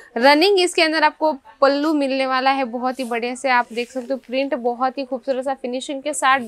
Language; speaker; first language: Hindi; native; Hindi